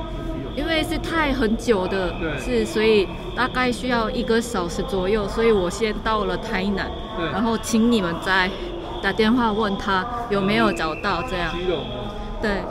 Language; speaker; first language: Chinese; non-native, learner; Korean